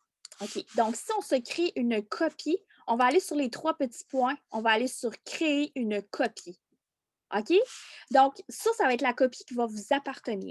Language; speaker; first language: French; native; French